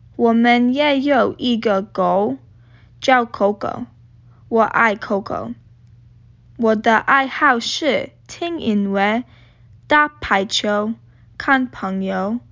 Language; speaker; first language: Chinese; non-native, learner; Polish